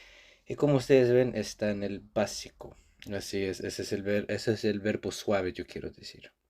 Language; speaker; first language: Spanish; non-native, fluent; Icelandic